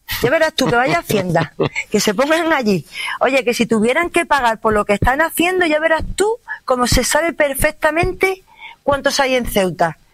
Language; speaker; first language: Spanish; native; Spanish